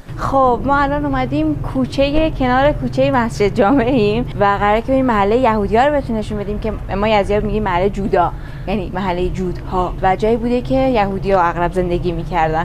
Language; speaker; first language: Persian; native; Persian